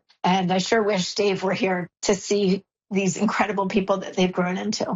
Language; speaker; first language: English; native; English